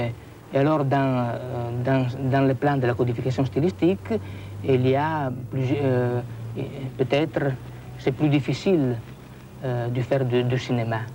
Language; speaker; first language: French; non-native, fluent; Italian